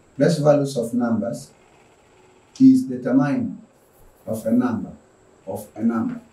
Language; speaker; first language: English; non-native, local second language; Swahili